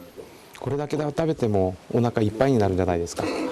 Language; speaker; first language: Japanese; non-native, fluent; Korean